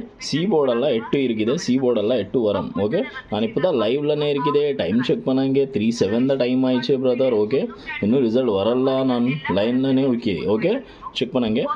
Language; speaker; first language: Tamil; non-native, local second language; Malayalam